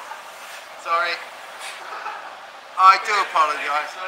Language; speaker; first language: English; native; English